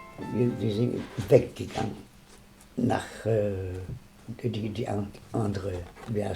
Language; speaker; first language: German; non-native, learner; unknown